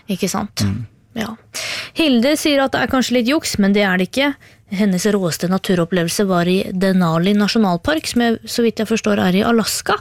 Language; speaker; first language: Norwegian; native; Norwegian